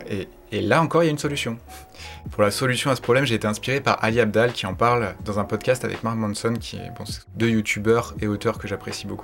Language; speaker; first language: French; native; French